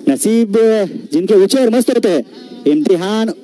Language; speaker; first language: Hindi; non-native, local second language; Marathi